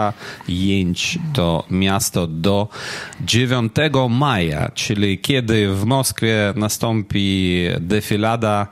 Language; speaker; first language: Polish; non-native, fluent; Ukrainian